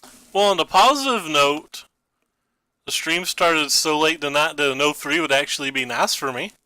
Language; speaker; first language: English; native; English